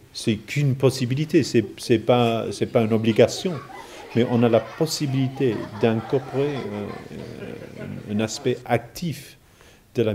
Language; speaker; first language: French; non-native, fluent; English